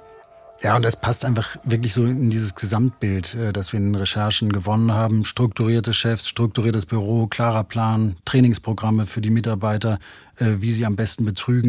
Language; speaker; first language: German; native; German